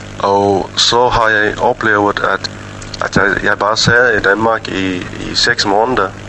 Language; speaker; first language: Danish; non-native, fluent; English